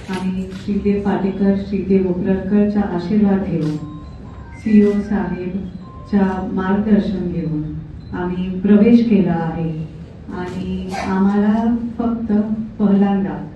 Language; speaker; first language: Marathi; non-native, learner; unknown